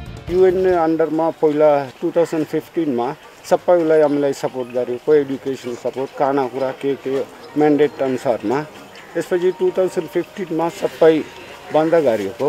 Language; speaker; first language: Nepali; non-native, local second language; Tibetan